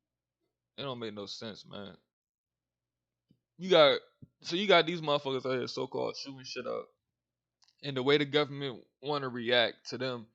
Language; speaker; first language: English; native; English